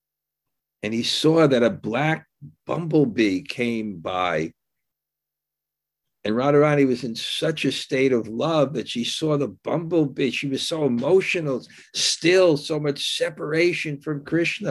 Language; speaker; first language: English; native; English